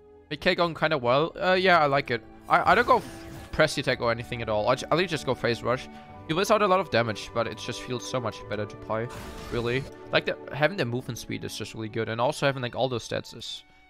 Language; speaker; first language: English; non-native, fluent; German